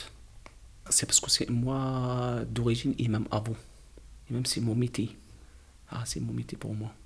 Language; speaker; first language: French; non-native, learner; Arabic